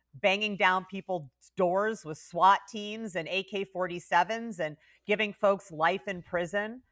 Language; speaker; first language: English; native; English